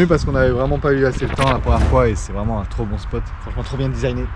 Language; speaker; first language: French; native; French